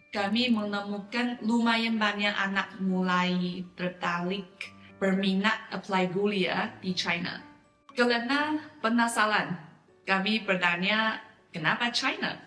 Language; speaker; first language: Indonesian; non-native, fluent; Chinese